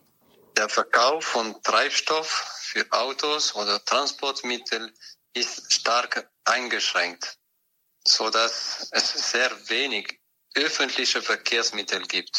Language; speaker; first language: German; non-native, fluent; French